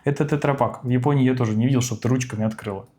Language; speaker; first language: Russian; native; Russian